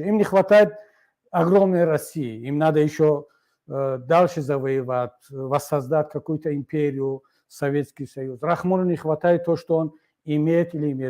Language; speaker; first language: Russian; non-native, local second language; Tajik